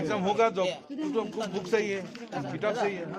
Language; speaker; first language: Hindi; non-native, local second language; Assamese